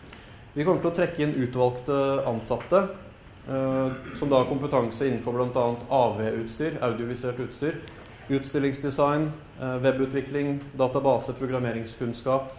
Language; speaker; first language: Norwegian; native; Norwegian